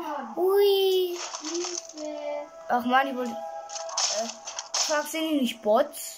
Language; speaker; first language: German; native; German